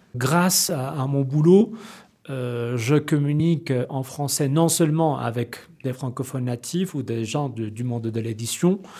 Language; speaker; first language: French; non-native, fluent; Spanish